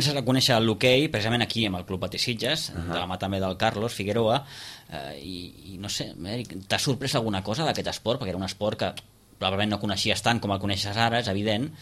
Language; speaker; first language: Catalan; native; Catalan